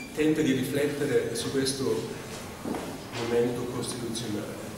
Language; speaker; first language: Italian; non-native, fluent; German